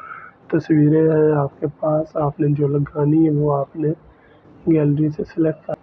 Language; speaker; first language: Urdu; non-native, local second language; Punjabi